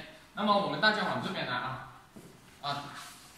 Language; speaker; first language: Chinese; native; Chinese